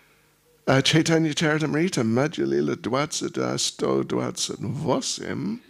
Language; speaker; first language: Russian; non-native, learner; English